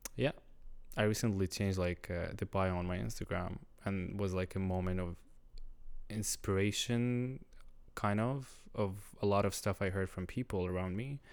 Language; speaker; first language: English; non-native, learner; Arabic